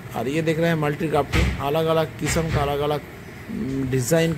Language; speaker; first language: Hindi; non-native, local second language; Bangla